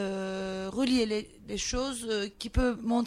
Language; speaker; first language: French; non-native, fluent; Turkish